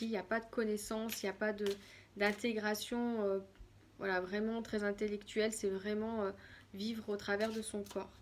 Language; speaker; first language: French; native; French